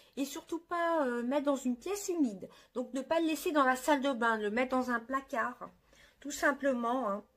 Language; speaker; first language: French; native; French